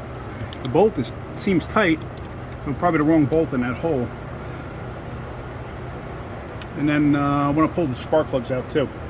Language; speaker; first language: English; native; English